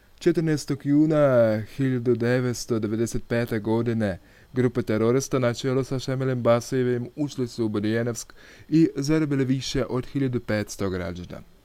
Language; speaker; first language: Croatian; non-native, learner; Russian